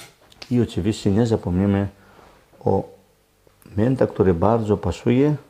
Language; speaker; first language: Polish; non-native, learner; Greek